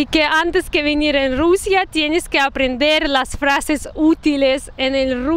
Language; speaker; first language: Spanish; non-native, fluent; Russian